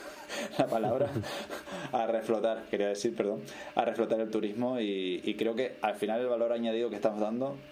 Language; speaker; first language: Spanish; native; Spanish